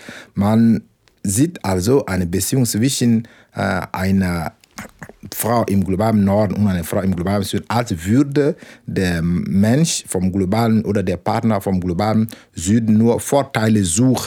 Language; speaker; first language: German; non-native, fluent; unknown